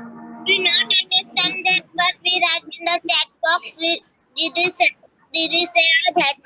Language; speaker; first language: English; non-native, learner; Hindi